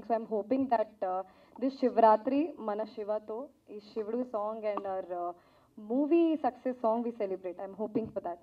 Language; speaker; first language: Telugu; non-native, learner; Hindi